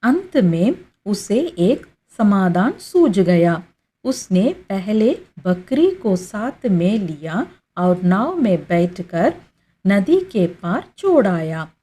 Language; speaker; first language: Hindi; non-native, local second language; Tamil